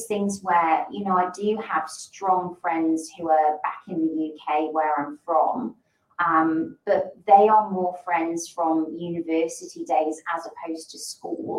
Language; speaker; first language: English; native; English